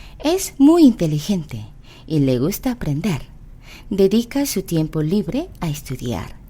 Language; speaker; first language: Spanish; non-native, fluent; Korean